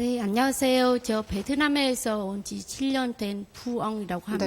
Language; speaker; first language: Korean; non-native, fluent; Vietnamese